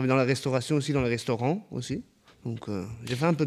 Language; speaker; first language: French; native; French